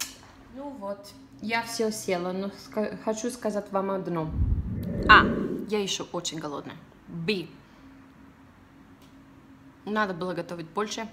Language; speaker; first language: Russian; non-native, fluent; Italian